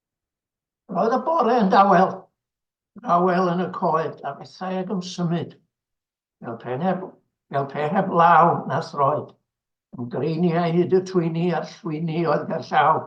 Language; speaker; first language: Welsh; native; Welsh